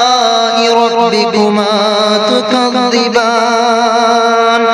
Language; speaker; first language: Arabic; native; Arabic